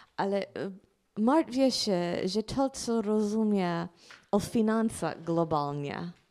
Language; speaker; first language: Polish; non-native, fluent; English